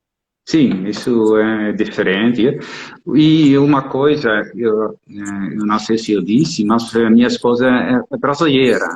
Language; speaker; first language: Portuguese; non-native, fluent; Dutch